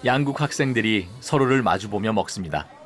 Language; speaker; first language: Korean; native; Korean